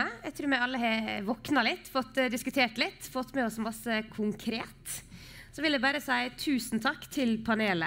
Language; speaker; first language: Norwegian; native; Norwegian